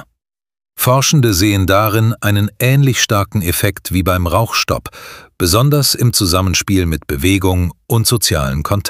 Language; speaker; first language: German; native; German